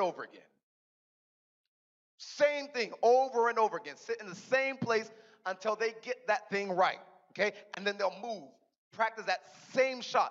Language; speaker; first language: English; native; English